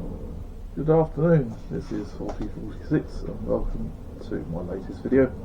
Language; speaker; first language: English; native; English